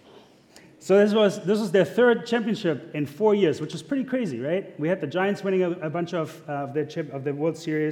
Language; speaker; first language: English; non-native, fluent; German